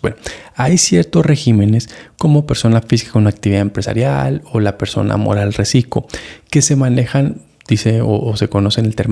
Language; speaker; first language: Spanish; native; Spanish